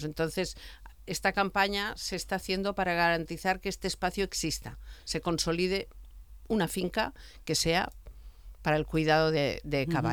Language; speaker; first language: Spanish; non-native, local second language; Catalan